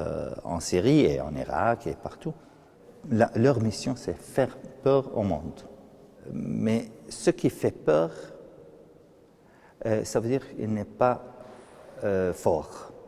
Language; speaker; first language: French; non-native, fluent; Arabic